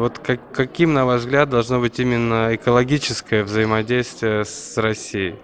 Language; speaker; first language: Russian; native; Russian